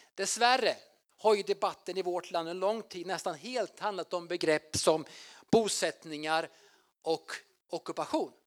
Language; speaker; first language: Swedish; native; Swedish